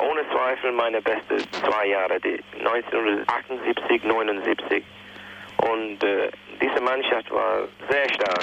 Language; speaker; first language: German; non-native, fluent; English